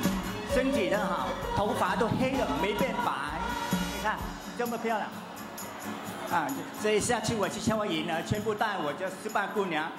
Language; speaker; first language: Chinese; early bilingual, heritage; Chinese